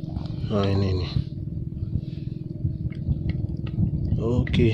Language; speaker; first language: Indonesian; non-native, local second language; Sundanese